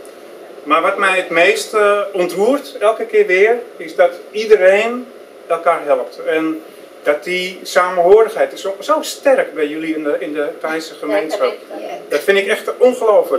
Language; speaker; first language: Dutch; native; Dutch